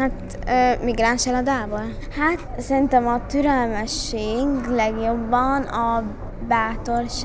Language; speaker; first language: Hungarian; early bilingual, other home language; Arabic